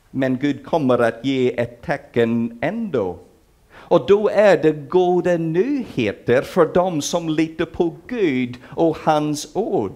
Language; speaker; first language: Swedish; non-native, fluent; English